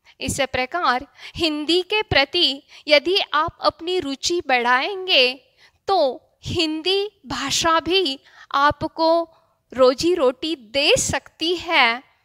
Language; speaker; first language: Hindi; non-native, local second language; Marathi